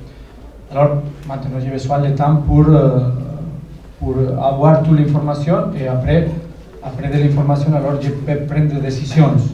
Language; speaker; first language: French; non-native, learner; Spanish